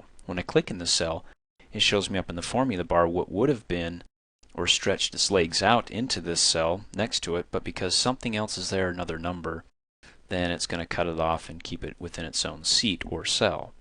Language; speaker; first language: English; native; English